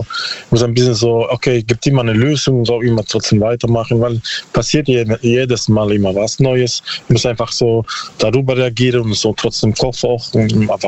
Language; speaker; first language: German; non-native, learner; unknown